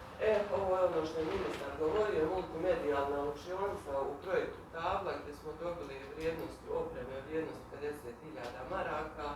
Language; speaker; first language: Bosnian; native; Bosnian